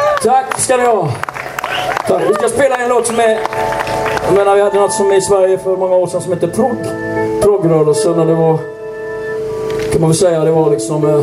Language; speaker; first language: Swedish; native; Swedish